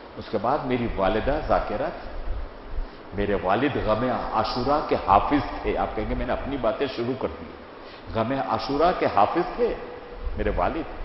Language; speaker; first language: Urdu; non-native, local second language; Gujarati